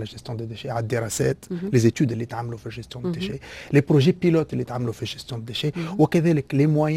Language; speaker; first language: Arabic; native; Arabic